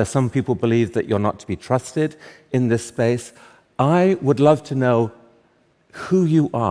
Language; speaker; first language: English; native; English